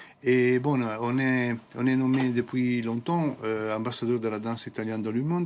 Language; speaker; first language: French; non-native, fluent; Italian